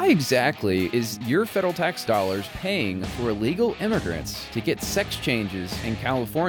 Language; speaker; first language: English; native; English